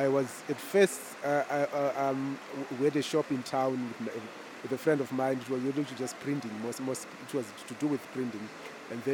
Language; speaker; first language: English; non-native, local second language; Shona